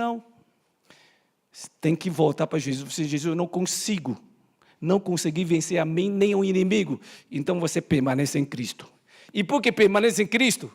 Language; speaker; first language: Portuguese; native; Portuguese